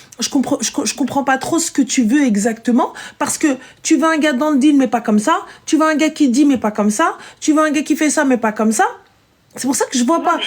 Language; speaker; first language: French; native; French